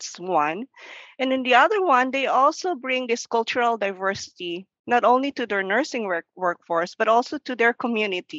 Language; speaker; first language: English; non-native, local second language; Filipino